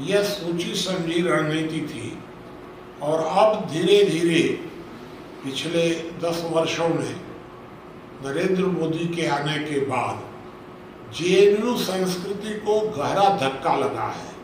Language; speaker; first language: Hindi; native; Hindi